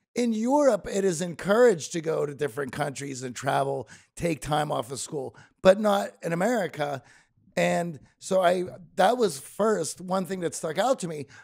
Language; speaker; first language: English; native; English